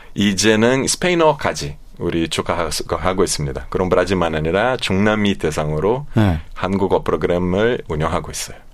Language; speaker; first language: Korean; non-native, fluent; Portuguese